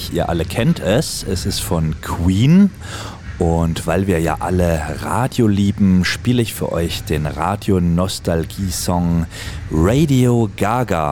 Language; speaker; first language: German; native; German